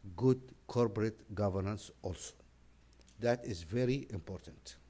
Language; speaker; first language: English; non-native, fluent; Arabic